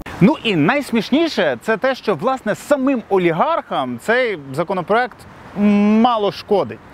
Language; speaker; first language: Ukrainian; native; Ukrainian